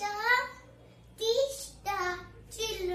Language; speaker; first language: English; non-native, learner; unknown